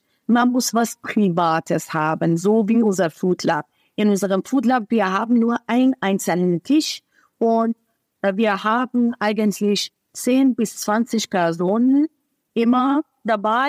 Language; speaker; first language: German; non-native, fluent; Persian